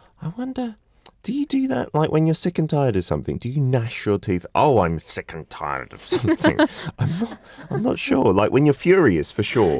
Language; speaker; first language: English; native; English